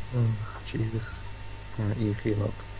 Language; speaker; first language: English; native; English